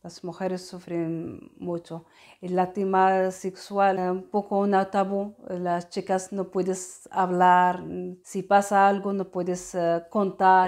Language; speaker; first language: Spanish; non-native, learner; Arabic